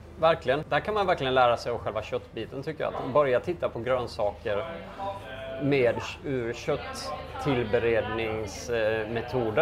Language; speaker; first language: Swedish; native; Swedish